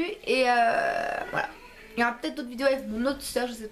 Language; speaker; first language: French; early bilingual, other home language; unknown